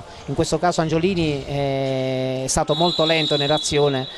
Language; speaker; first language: Italian; native; Italian